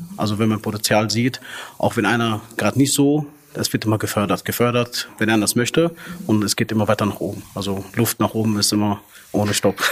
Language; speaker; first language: German; early bilingual, other home language; Arabic